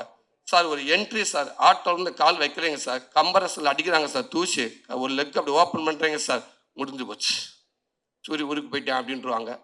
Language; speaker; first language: Tamil; native; Tamil